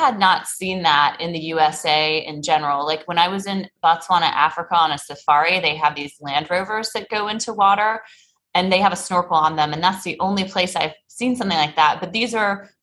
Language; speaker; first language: English; native; English